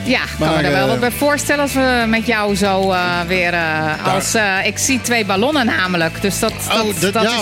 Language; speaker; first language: Dutch; native; Dutch